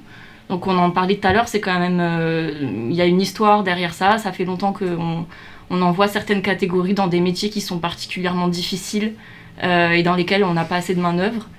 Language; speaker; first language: French; native; French